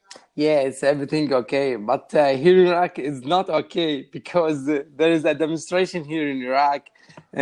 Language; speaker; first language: English; non-native, learner; Arabic